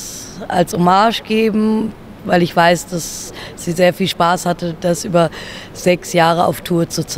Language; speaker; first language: German; native; German